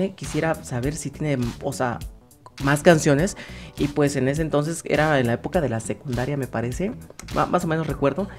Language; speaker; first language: Spanish; native; Spanish